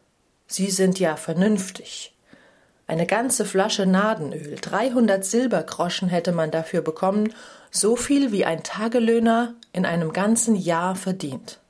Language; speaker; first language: German; native; German